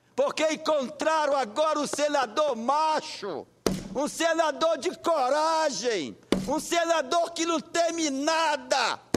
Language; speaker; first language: Portuguese; native; Portuguese